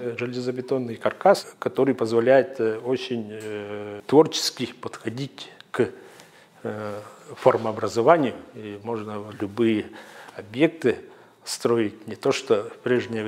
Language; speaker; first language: Russian; native; Russian